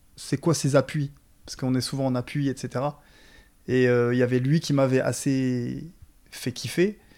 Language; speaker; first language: French; native; French